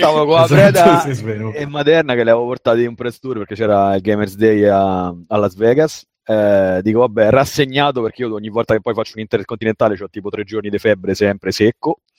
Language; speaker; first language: Italian; native; Italian